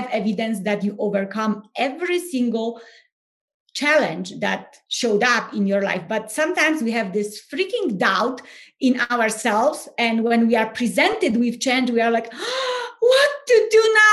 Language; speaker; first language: English; non-native, fluent; Polish